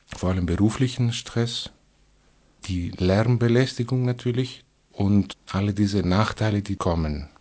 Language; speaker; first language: German; non-native, fluent; Greek